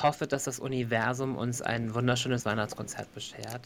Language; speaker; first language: German; native; German